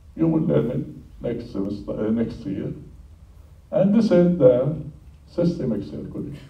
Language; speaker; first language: English; non-native, fluent; Arabic